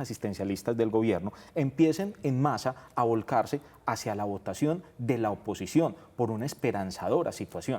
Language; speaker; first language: Spanish; native; Spanish